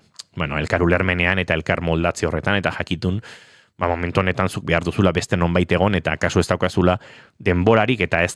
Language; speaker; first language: Basque; native; Basque